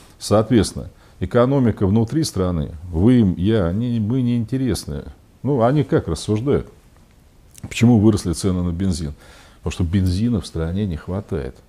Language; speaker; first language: Russian; native; Russian